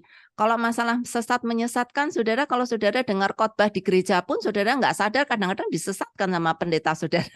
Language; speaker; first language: Indonesian; native; Indonesian